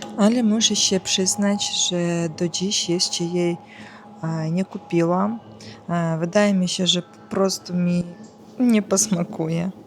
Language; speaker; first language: Polish; non-native, learner; Ukrainian